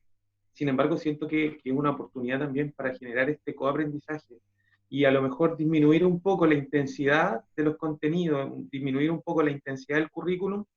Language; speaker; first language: Spanish; native; Spanish